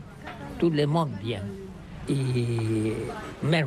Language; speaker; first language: French; non-native, learner; Catalan